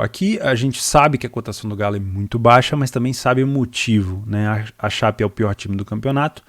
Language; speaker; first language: Portuguese; native; Portuguese